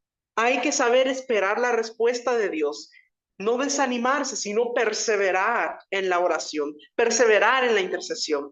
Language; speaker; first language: Spanish; native; Spanish